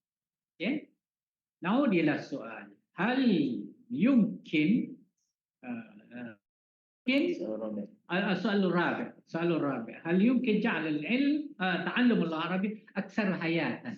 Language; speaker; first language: Arabic; non-native, fluent; Malay